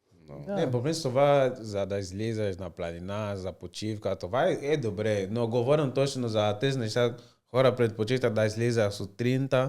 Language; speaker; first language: Bulgarian; non-native, learner; Portuguese